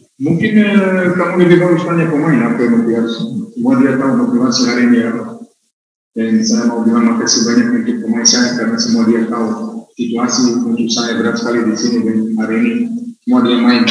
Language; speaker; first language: Indonesian; non-native, fluent; Serbian